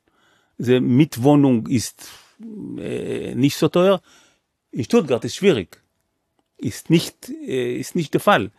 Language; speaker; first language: German; non-native, fluent; Hebrew